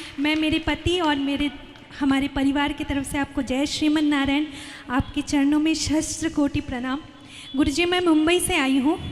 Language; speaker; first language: Hindi; non-native, local second language; Bangla